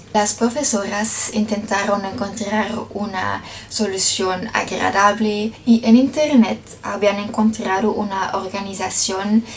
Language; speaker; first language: Spanish; non-native, learner; Dutch